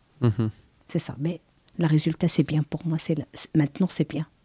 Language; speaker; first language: French; non-native, learner; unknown